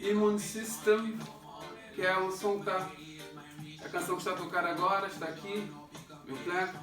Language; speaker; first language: Portuguese; non-native, local second language; Kabuverdianu